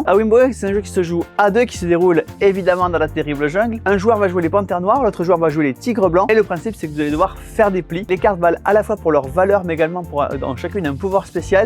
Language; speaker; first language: French; native; French